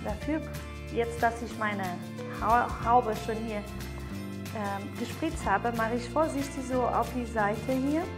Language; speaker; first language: German; non-native, learner; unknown